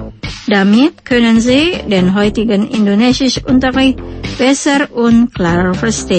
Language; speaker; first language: German; non-native, fluent; Indonesian